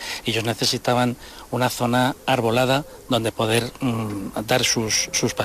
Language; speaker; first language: Spanish; native; Spanish